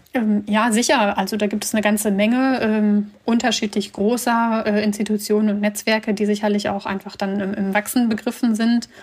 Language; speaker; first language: German; early bilingual, other home language; Russian